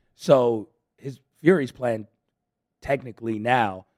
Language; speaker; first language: English; early bilingual, other home language; Spanish